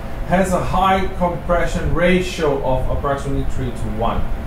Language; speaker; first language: English; non-native, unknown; Portuguese